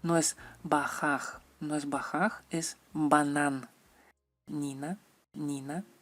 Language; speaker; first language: Spanish; non-native, fluent; Russian